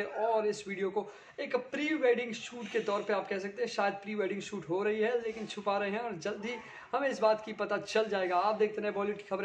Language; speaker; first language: Hindi; native; Hindi